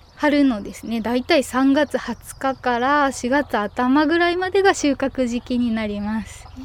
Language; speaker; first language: Japanese; native; Japanese